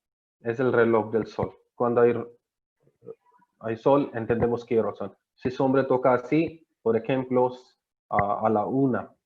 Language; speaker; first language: Spanish; non-native, learner; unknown